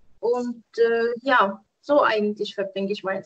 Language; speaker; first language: German; non-native, fluent; Arabic